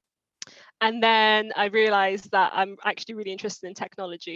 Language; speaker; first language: English; native; English